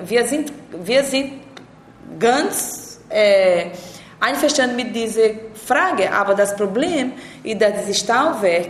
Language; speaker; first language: German; non-native, learner; Portuguese